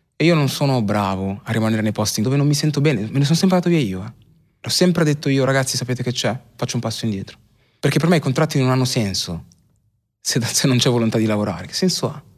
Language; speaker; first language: Italian; early bilingual, other home language; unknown